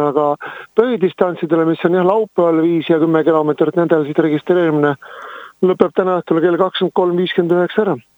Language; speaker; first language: Estonian; native; Estonian